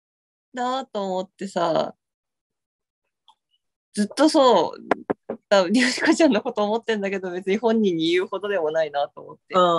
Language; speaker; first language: Japanese; native; Japanese